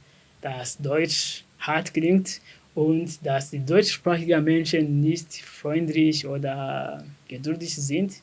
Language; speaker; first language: German; non-native, fluent; Kinyarwanda